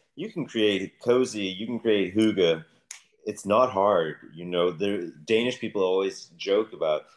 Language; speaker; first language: English; native; English